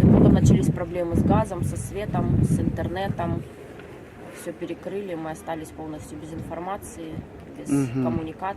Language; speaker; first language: Russian; native; Russian